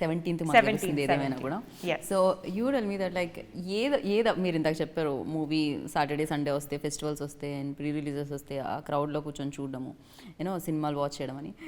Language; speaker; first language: Telugu; native; Telugu